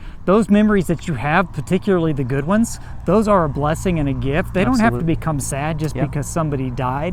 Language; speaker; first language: English; native; English